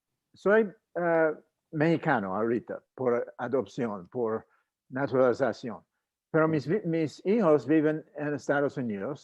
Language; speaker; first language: Spanish; non-native, fluent; English